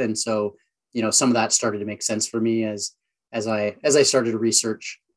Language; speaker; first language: English; native; English